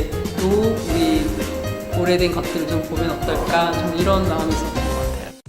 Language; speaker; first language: Korean; native; Korean